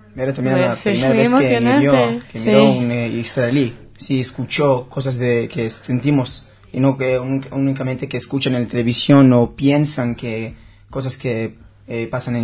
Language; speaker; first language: Spanish; non-native, learner; Hebrew